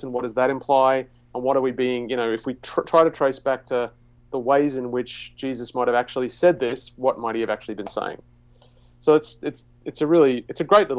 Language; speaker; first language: English; native; English